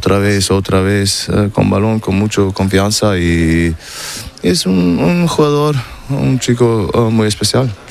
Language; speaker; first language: Spanish; non-native, learner; German